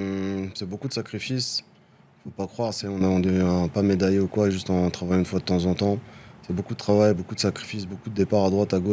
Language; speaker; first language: French; native; French